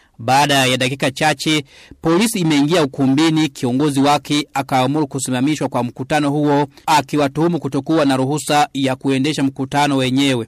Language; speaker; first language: Swahili; non-native, local second language; Rundi